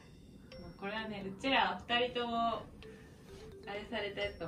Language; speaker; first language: Japanese; native; Japanese